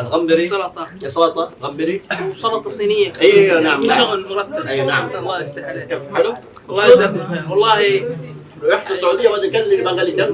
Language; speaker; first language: Arabic; non-native, learner; Bangla